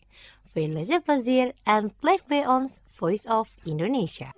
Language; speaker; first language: Dutch; non-native, fluent; Indonesian